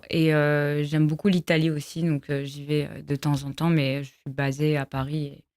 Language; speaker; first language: French; non-native, local second language; Arabic